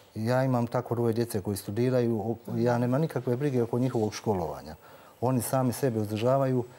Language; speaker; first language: Croatian; native; Croatian